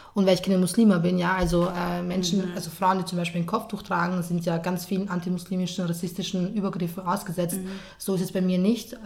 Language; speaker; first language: German; early bilingual, other home language; Serbian